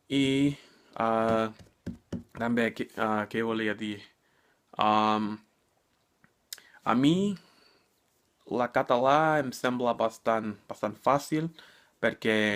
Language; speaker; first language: Catalan; non-native, learner; English